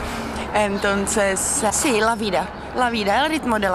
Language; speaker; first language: Spanish; non-native, fluent; Czech